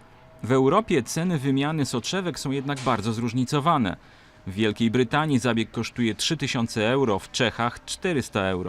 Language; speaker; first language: Polish; native; Polish